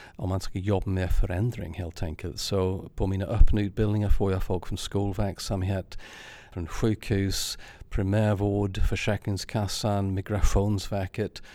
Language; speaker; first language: Swedish; non-native, fluent; English